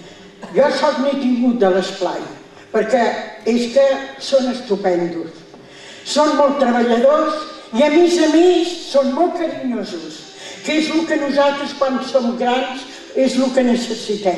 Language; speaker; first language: Catalan; non-native, local second language; Spanish